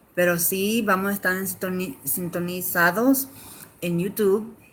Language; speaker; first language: Spanish; early bilingual, other home language; English